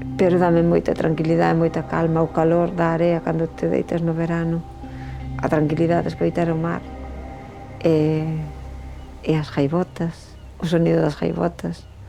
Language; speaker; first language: Galician; native; Galician